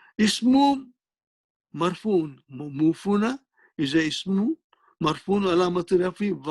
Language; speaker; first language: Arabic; non-native, fluent; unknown